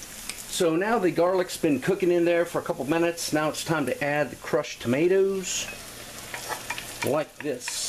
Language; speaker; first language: English; native; English